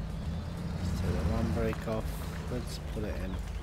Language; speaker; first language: English; native; English